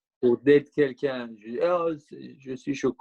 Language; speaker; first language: French; non-native, learner; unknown